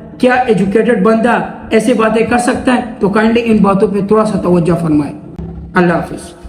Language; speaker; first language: Urdu; non-native, local second language; Pashto